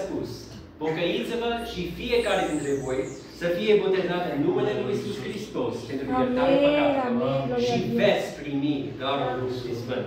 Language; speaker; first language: Romanian; non-native, learner; English